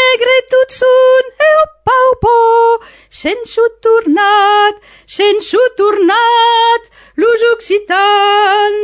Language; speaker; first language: French; native; French